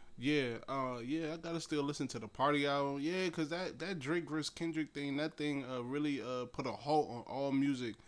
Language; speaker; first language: English; native; English